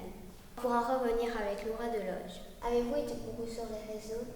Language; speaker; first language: French; native; French